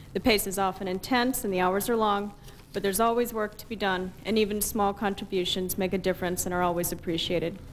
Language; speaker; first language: English; native; English